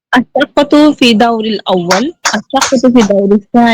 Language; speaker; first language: Arabic; non-native, learner; Bangla